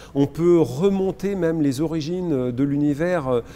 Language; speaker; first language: French; native; French